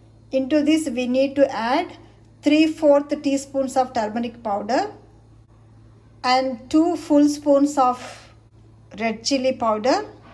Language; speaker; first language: English; non-native, local second language; Telugu